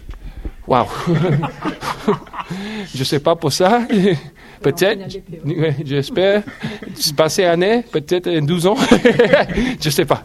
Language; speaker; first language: French; non-native, learner; English